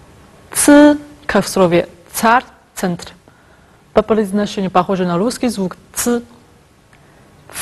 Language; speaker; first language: Russian; non-native, fluent; Chinese